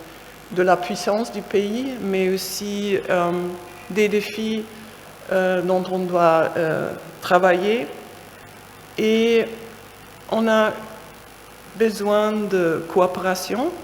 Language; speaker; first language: French; non-native, fluent; German